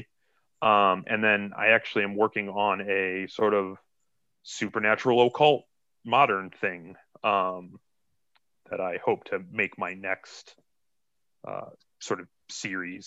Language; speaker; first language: English; native; English